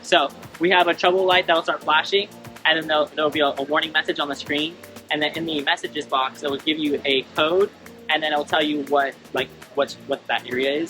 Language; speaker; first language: English; native; English